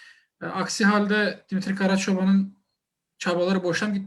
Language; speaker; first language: Turkish; native; Turkish